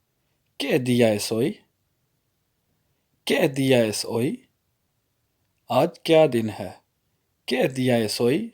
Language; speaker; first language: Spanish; non-native, fluent; Urdu